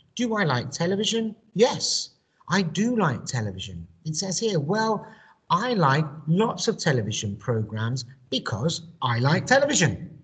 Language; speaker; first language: English; native; English